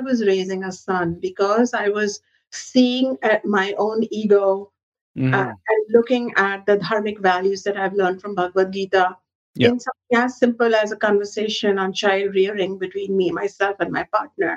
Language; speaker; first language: English; non-native, local second language; Hindi